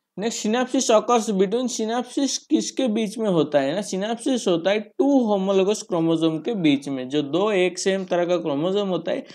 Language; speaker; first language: Hindi; non-native, local second language; Bangla